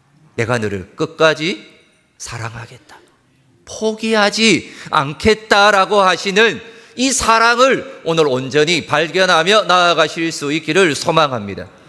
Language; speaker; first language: Korean; native; Korean